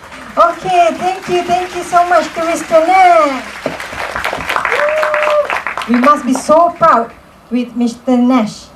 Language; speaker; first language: English; non-native, local second language; Malay